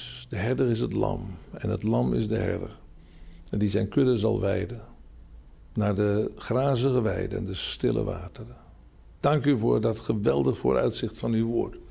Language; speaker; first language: Dutch; native; Dutch